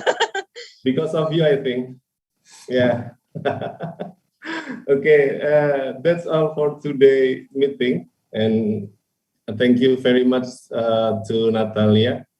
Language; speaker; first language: English; non-native, fluent; Indonesian